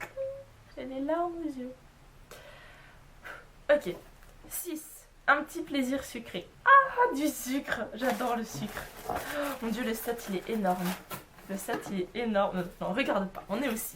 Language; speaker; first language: French; native; French